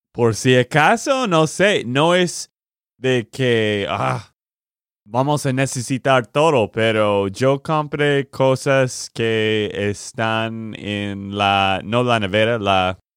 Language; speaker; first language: Spanish; non-native, learner; English